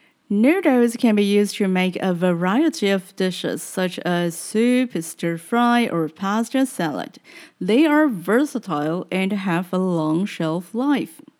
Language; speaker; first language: English; non-native, fluent; Chinese